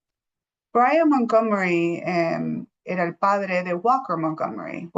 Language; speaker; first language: Spanish; non-native, fluent; English